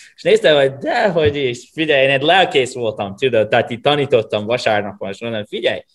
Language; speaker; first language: Hungarian; non-native, fluent; English